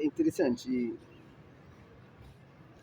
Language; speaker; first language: Portuguese; non-native, fluent; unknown